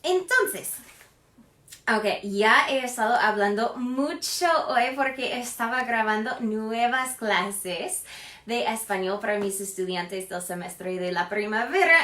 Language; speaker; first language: Spanish; non-native, fluent; English